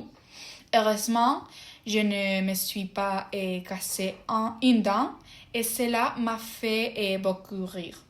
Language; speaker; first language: French; non-native, fluent; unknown